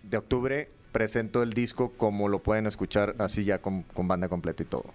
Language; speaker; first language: Spanish; native; Spanish